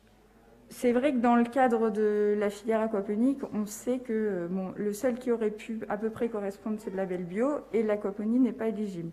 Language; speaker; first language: French; native; French